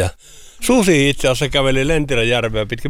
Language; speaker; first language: Finnish; native; Finnish